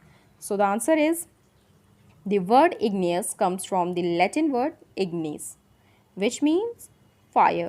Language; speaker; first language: English; non-native, local second language; Hindi